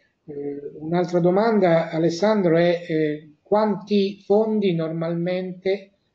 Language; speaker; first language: Italian; native; Italian